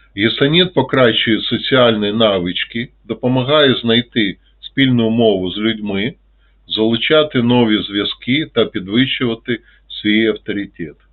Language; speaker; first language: Ukrainian; non-native, local second language; Russian